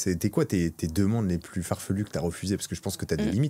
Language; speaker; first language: French; native; French